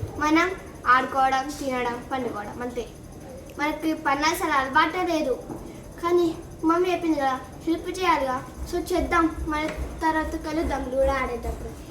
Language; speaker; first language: Telugu; non-native, local second language; Lambadi